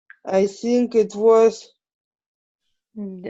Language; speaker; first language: English; non-native, learner; Ukrainian